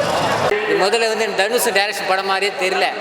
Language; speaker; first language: Tamil; native; Tamil